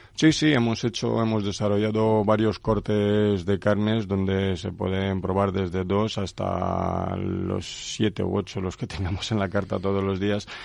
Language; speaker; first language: Spanish; non-native, fluent; Romanian